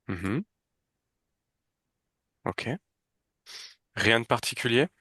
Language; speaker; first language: French; native; French